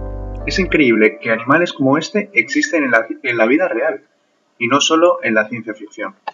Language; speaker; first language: Spanish; native; Spanish